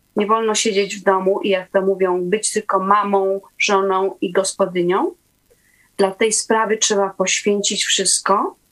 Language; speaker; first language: Polish; native; Polish